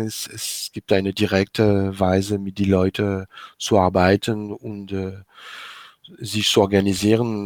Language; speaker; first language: German; non-native, learner; French